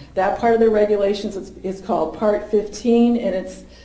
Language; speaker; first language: English; native; English